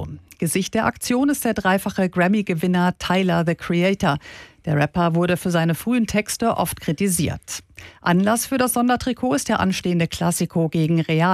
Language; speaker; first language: German; native; German